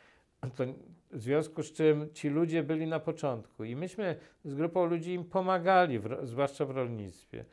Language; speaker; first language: Polish; native; Polish